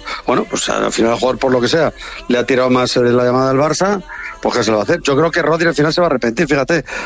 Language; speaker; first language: Spanish; native; Spanish